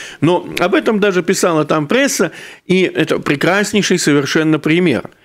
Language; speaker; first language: Russian; native; Russian